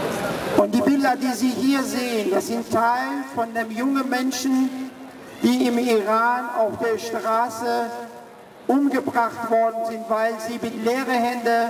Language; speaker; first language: German; early bilingual, other home language; Persian